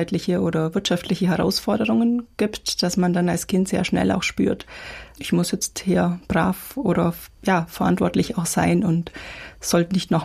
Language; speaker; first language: German; native; German